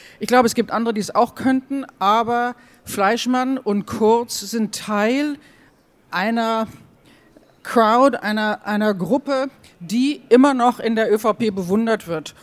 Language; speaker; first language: German; native; German